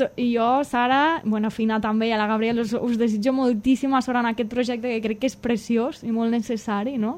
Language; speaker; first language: Catalan; native; Catalan